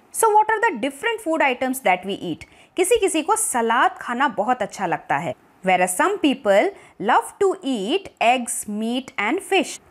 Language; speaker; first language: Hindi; non-native, local second language; Bangla